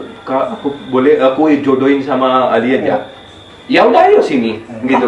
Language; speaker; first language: Indonesian; non-native, fluent; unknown